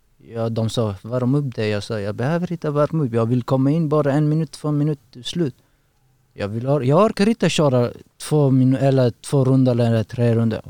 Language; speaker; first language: Swedish; non-native, learner; Persian